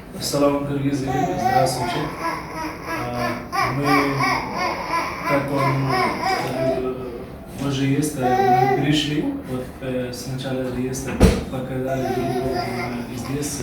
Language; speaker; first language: Russian; non-native, learner; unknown